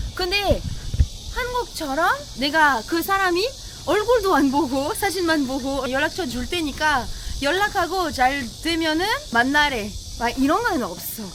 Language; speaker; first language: Korean; non-native, fluent; French